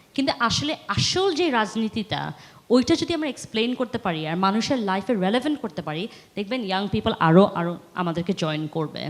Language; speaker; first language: Bangla; early bilingual, heritage; Bangla